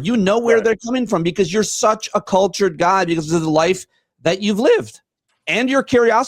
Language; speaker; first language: English; native; English